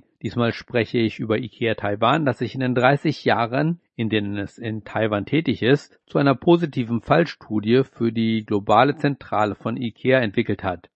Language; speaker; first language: German; non-native, fluent; Chinese